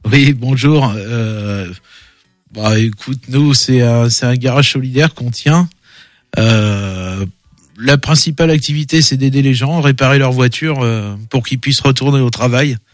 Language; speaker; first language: French; native; French